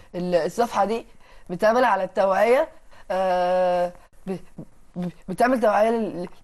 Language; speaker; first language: Arabic; native; Arabic